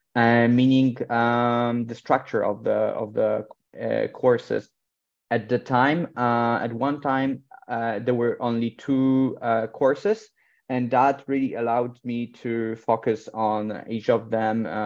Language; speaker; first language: English; non-native, fluent; Polish